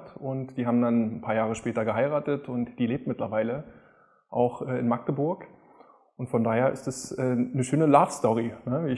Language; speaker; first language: German; native; German